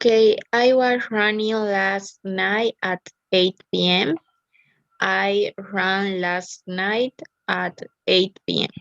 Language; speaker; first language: English; non-native, learner; Spanish